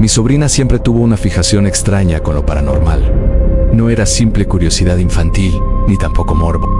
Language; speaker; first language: Spanish; native; Spanish